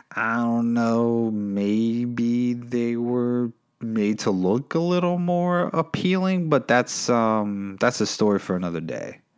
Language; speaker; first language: English; native; English